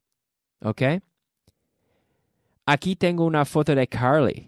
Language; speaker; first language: Spanish; non-native, fluent; English